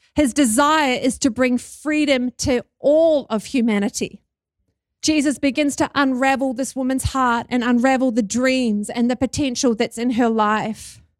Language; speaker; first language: English; native; English